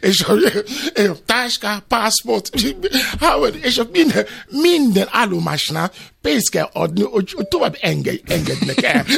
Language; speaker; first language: Hungarian; non-native, learner; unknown